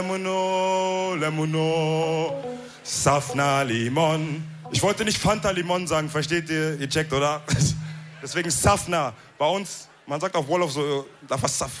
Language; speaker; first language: German; early bilingual, other home language; Wolof